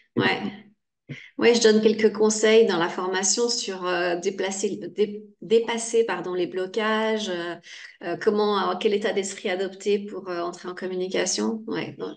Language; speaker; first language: French; native; French